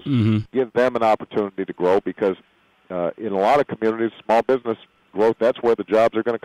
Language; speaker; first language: English; native; English